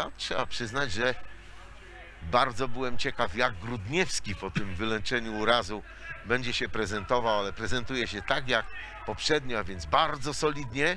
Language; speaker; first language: Polish; native; Polish